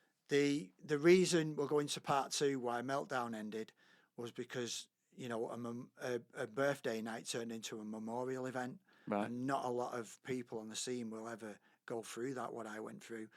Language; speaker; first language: English; native; English